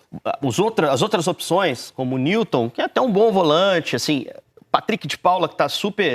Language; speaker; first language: Portuguese; native; Portuguese